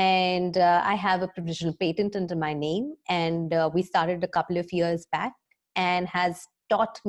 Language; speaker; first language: English; non-native, local second language; Hindi